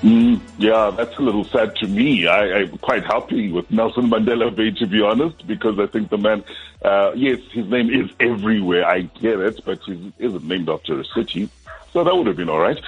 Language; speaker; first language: English; non-native, local second language; Xhosa